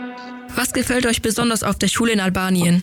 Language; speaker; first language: German; native; German